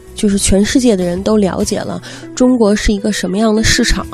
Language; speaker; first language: Chinese; native; Chinese